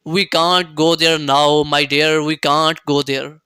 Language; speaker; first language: English; non-native, local second language; Urdu